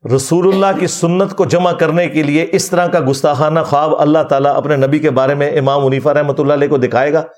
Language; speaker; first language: Urdu; non-native, local second language; Punjabi